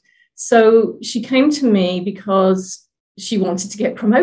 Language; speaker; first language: English; native; English